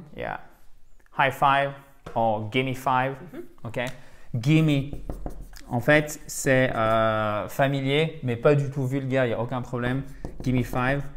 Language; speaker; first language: French; native; French